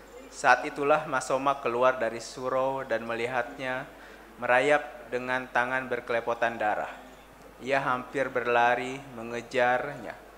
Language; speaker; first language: Indonesian; non-native, local second language; Sundanese